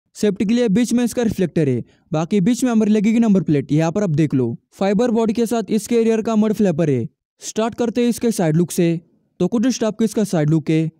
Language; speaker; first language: Hindi; native; Hindi